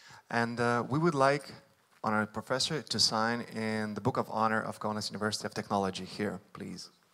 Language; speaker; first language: English; non-native, fluent; Lithuanian